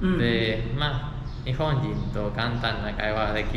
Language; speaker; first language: Japanese; non-native, fluent; Spanish